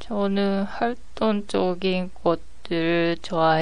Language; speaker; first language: Korean; non-native, learner; Japanese